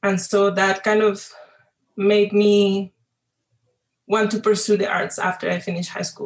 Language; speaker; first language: English; non-native, fluent; Spanish